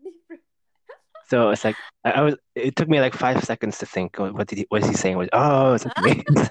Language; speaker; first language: English; non-native, fluent; Indonesian